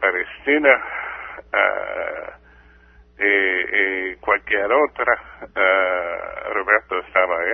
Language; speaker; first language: Spanish; non-native, fluent; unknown